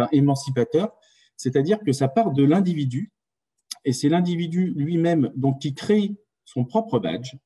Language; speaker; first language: French; native; French